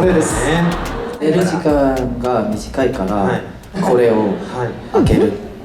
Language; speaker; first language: Japanese; non-native, learner; Korean